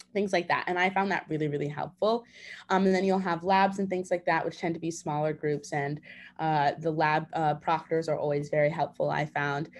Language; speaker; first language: English; native; English